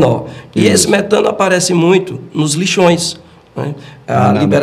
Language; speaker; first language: Portuguese; native; Portuguese